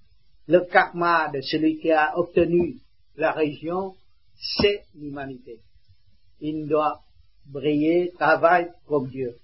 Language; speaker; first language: French; non-native, learner; Vietnamese